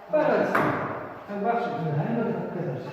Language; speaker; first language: Turkish; non-native, learner; Mongolian